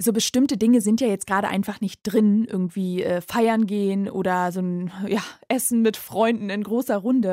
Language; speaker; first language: German; native; German